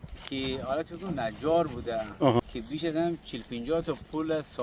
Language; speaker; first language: Persian; native; Persian